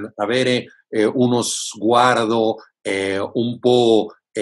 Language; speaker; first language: Italian; non-native, fluent; Spanish